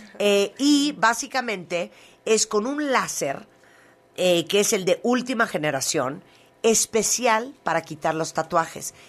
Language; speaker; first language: Spanish; native; Spanish